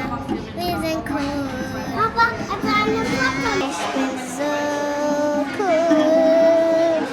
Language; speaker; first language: German; early bilingual, heritage; Amharic